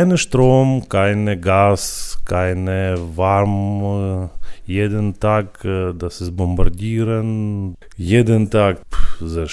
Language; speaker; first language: German; non-native, learner; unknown